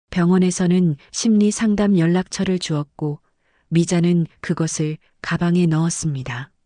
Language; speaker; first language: Korean; native; Korean